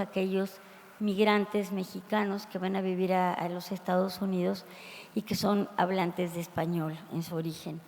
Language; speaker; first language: Spanish; native; Spanish